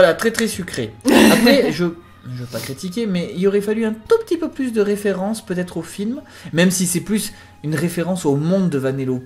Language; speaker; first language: French; native; French